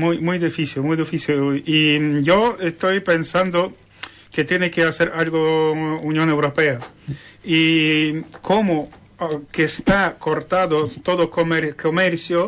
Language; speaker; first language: Spanish; non-native, learner; Ukrainian